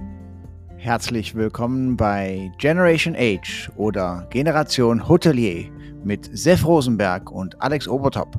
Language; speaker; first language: German; native; German